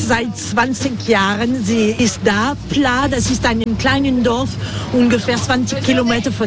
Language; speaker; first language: German; non-native, fluent; French